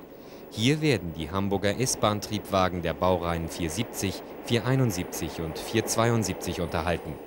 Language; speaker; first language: German; native; German